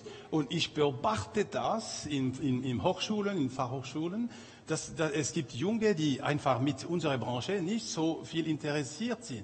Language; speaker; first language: German; non-native, local second language; French